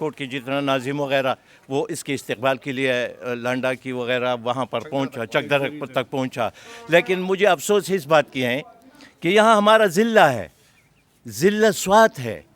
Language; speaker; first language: Hindi; non-native, local second language; Pashto